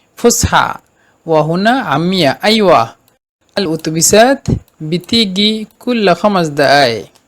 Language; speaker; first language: Egyptian Arabic; non-native, fluent; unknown